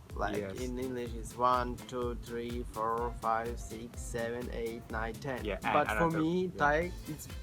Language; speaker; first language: English; non-native, learner; Ukrainian